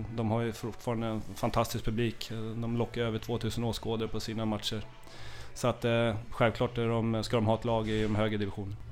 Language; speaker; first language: Swedish; native; Swedish